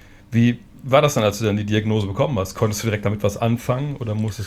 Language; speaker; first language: German; native; German